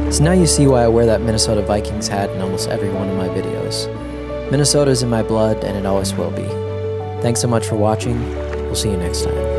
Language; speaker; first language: English; native; English